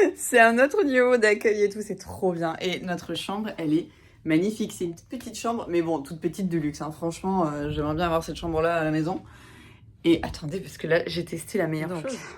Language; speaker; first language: French; native; French